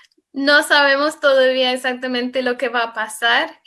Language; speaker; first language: Spanish; non-native, fluent; English